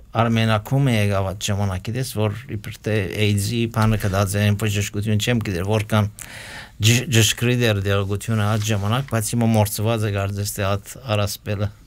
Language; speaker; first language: Armenian; early bilingual, heritage; Armenian